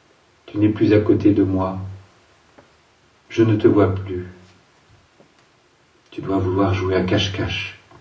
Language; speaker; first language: French; native; French